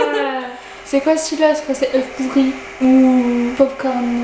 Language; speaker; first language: French; native; French